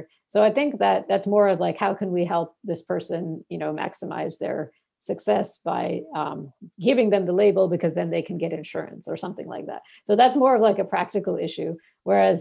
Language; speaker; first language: English; non-native, local second language; Bangla